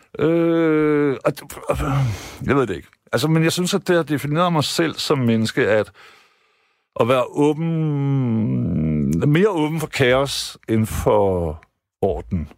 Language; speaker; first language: Danish; native; Danish